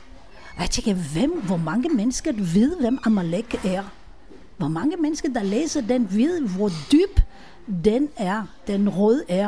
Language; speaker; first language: Danish; non-native, fluent; Hebrew